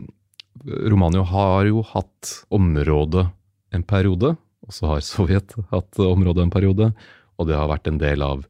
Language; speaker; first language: Norwegian; native; Norwegian